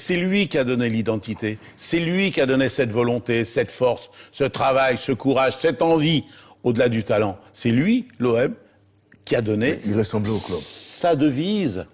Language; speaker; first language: French; native; French